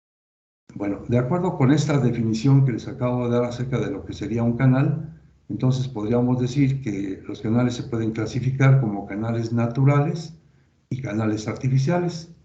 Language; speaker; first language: Spanish; native; Spanish